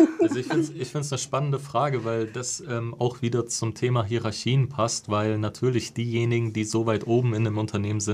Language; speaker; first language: German; native; German